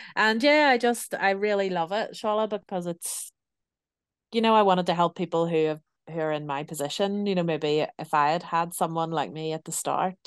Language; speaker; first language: English; native; English